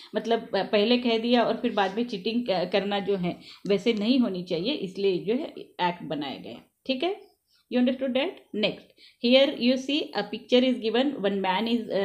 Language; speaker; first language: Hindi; non-native, local second language; Marathi